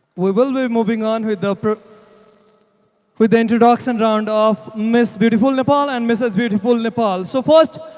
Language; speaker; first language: English; non-native, local second language; Nepali